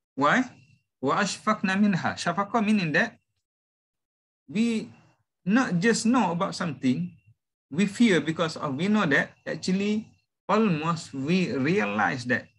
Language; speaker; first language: English; non-native, local second language; Malay